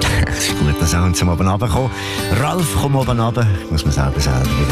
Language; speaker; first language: German; native; German